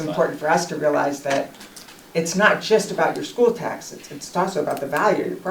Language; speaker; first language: English; native; English